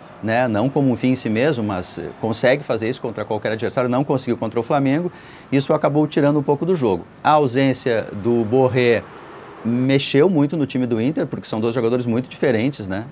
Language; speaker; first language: Portuguese; native; Portuguese